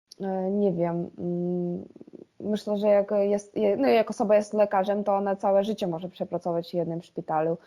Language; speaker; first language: Polish; non-native, fluent; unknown